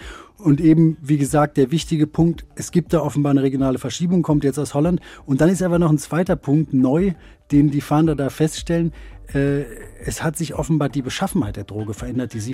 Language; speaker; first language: German; native; German